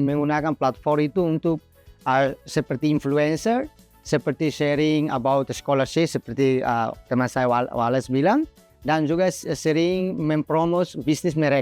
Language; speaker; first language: Indonesian; non-native, fluent; Tetum